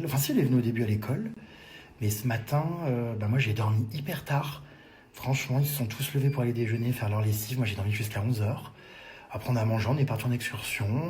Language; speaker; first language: French; native; French